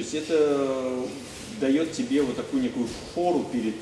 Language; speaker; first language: Russian; native; Russian